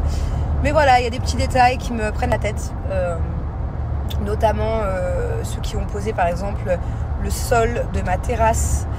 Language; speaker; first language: French; native; French